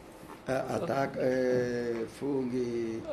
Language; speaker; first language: English; non-native, learner; Spanish